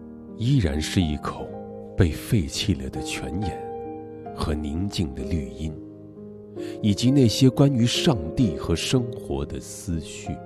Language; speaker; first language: Chinese; native; Chinese